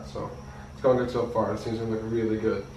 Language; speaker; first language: English; native; English